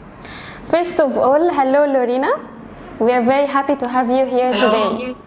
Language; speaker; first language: English; non-native, fluent; Arabic